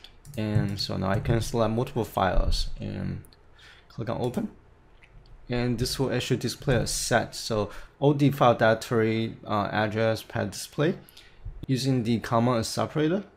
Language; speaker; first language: English; non-native, fluent; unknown